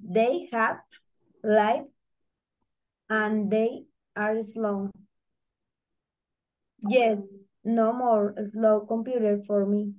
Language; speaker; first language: English; non-native, learner; Spanish